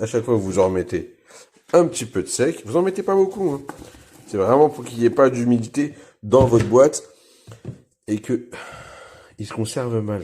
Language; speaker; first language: French; native; French